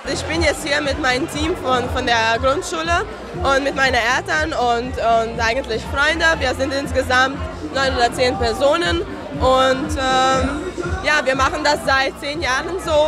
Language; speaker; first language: German; non-native, local second language; Hungarian